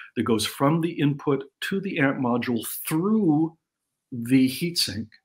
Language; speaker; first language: English; native; English